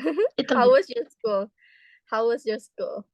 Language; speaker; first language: English; non-native, fluent; Indonesian